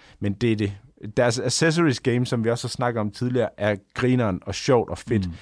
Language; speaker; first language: Danish; native; Danish